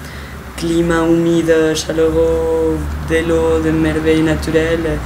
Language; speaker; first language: French; non-native, fluent; Spanish